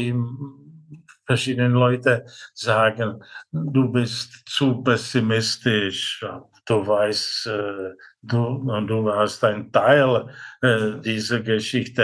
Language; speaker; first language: German; non-native, fluent; Czech